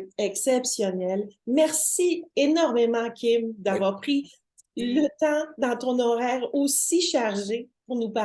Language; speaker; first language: French; native; French